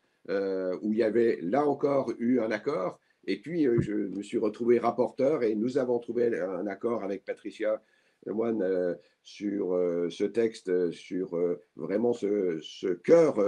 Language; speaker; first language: French; native; French